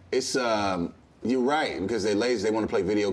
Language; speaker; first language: English; native; English